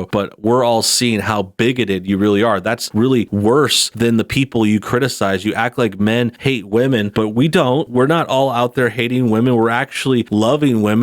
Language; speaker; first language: English; native; English